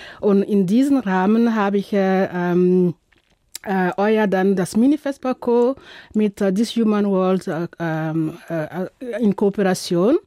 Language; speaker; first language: German; non-native, fluent; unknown